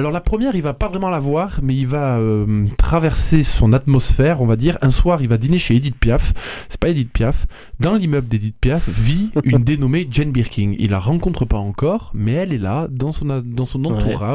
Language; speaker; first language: French; native; French